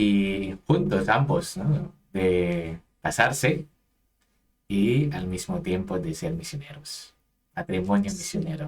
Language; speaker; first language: Spanish; non-native, fluent; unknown